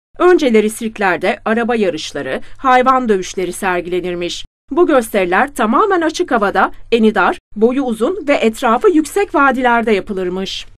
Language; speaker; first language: Turkish; native; Turkish